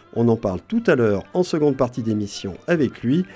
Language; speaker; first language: French; native; French